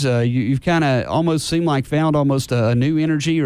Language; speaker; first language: English; native; English